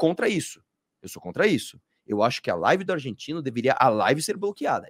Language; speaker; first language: Portuguese; native; Portuguese